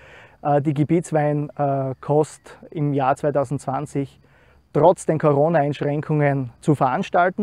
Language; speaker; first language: German; native; German